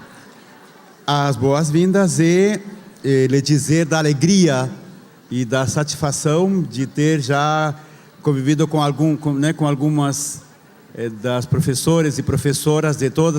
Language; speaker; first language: Portuguese; non-native, fluent; Spanish